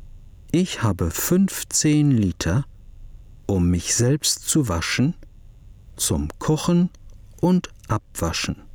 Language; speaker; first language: German; non-native, fluent; English